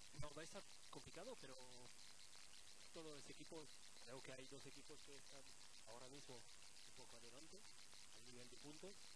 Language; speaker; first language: Spanish; non-native, fluent; French